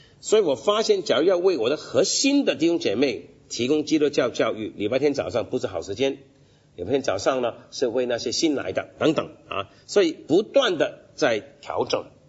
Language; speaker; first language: Chinese; non-native, local second language; Cantonese